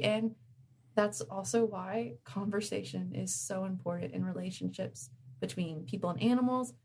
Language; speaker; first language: English; native; English